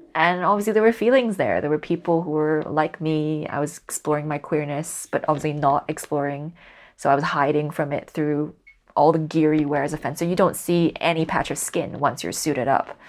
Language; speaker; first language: English; non-native, local second language; Cantonese